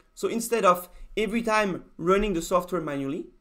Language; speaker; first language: English; non-native, fluent; Spanish